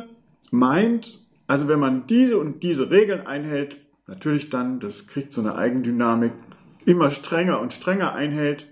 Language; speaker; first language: German; native; German